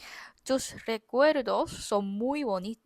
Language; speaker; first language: Spanish; non-native, fluent; Korean